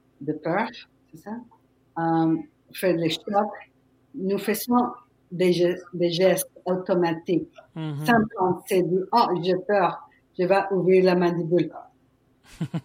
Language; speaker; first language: French; non-native, fluent; Spanish